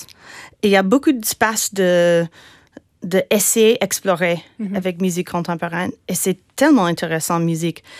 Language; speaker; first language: French; non-native, fluent; English